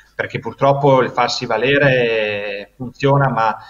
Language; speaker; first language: Italian; native; Italian